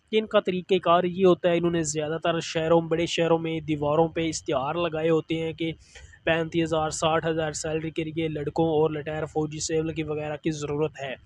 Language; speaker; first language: Urdu; non-native, local second language; Punjabi